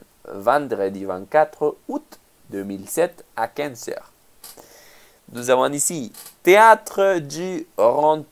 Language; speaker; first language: French; non-native, fluent; Spanish